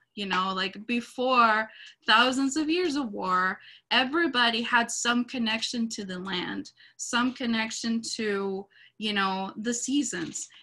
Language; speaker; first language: English; non-native, fluent; Spanish